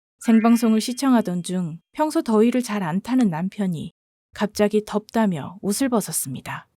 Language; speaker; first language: Korean; native; Korean